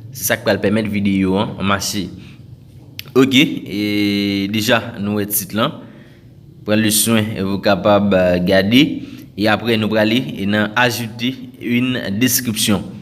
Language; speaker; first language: French; non-native, local second language; Haitian Creole